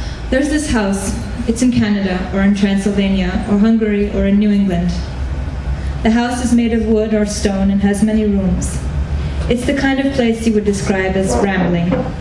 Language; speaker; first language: English; early bilingual, other home language; Hungarian